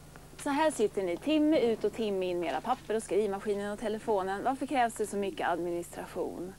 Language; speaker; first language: Swedish; native; Swedish